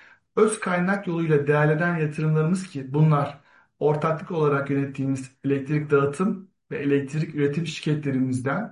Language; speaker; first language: Turkish; native; Turkish